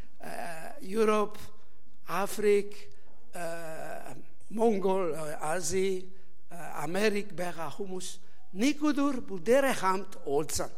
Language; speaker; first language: Mongolian; non-native, learner; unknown